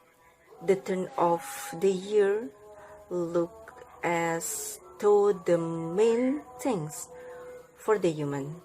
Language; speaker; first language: English; non-native, learner; Indonesian